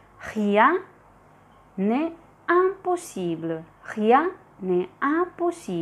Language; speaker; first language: French; non-native, fluent; Indonesian